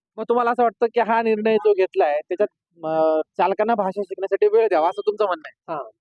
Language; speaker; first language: Marathi; native; Marathi